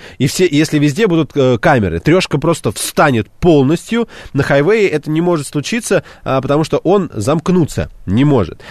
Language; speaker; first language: Russian; native; Russian